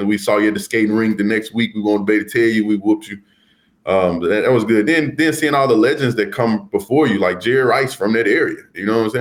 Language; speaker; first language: English; native; English